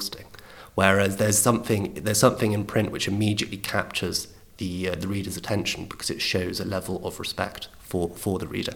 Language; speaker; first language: English; native; English